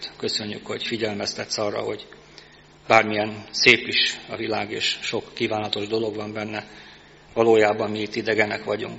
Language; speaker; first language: Hungarian; native; Hungarian